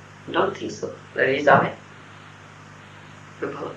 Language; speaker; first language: English; non-native, local second language; Odia